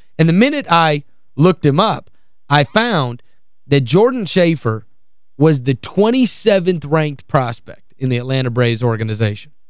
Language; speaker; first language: English; native; English